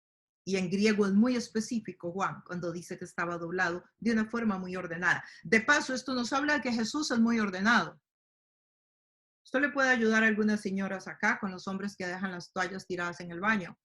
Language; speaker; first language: Spanish; native; Spanish